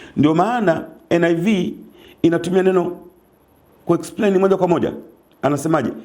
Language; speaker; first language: Swahili; native; Swahili